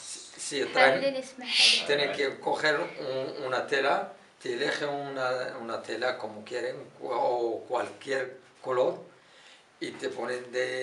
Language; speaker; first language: Spanish; non-native, learner; Arabic